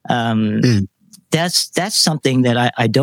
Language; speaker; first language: English; early bilingual, other home language; Vietnamese